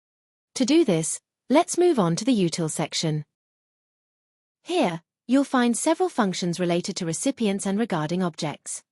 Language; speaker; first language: English; non-native, fluent; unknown